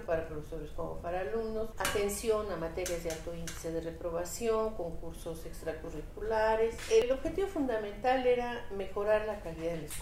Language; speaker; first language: Spanish; native; Spanish